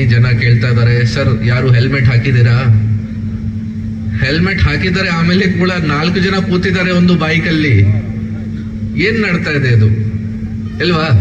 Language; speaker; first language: Kannada; non-native, fluent; Hindi